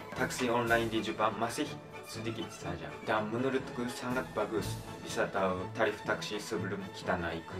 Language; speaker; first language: Indonesian; non-native, learner; Japanese